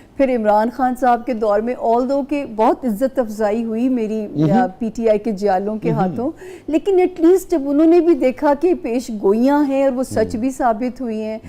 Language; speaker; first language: Urdu; non-native, local second language; Punjabi